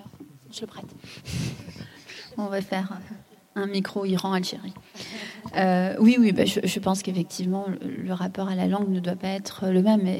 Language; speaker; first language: French; early bilingual, other home language; Persian